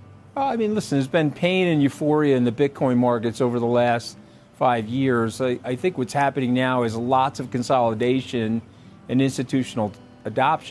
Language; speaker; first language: English; native; English